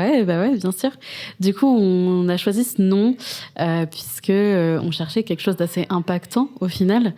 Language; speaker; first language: French; native; French